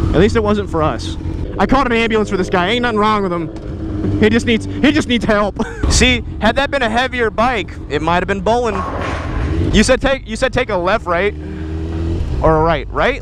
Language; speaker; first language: English; native; English